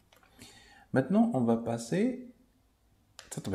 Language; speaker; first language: French; non-native, local second language; Arabic